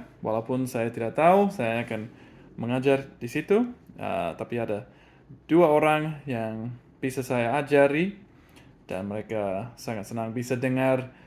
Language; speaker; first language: Indonesian; non-native, fluent; English